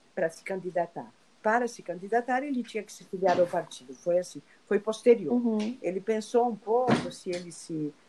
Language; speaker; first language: Portuguese; non-native, fluent; Spanish